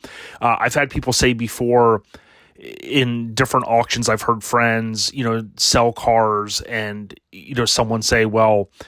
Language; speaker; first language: English; native; English